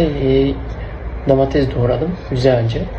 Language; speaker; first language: Turkish; non-native, learner; Uzbek